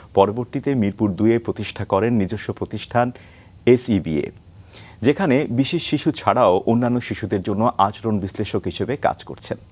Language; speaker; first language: Bangla; native; Bangla